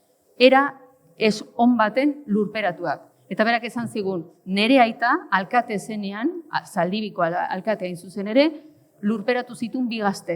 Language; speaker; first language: Basque; native; Basque